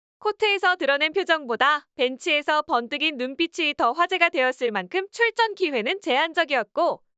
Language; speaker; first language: Korean; native; Korean